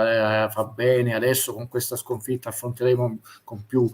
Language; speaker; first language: Italian; native; Italian